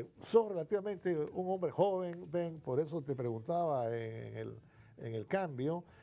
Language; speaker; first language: Spanish; native; Spanish